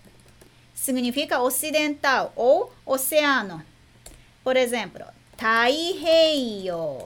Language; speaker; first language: Portuguese; non-native, fluent; Japanese